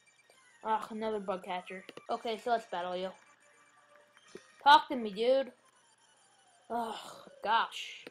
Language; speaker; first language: English; native; English